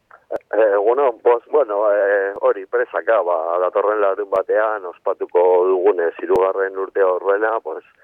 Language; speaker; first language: Basque; non-native, local second language; Spanish